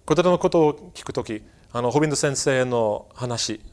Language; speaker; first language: Japanese; non-native, fluent; English